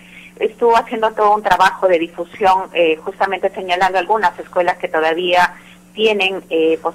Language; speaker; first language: Spanish; native; Spanish